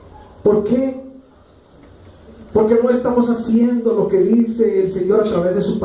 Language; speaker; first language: Spanish; native; Spanish